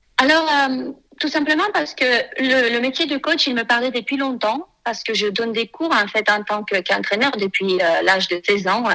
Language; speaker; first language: French; non-native, fluent; Romanian